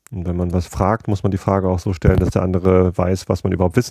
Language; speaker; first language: German; native; German